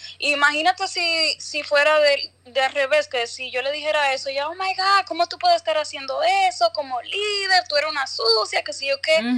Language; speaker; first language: Spanish; early bilingual, other home language; English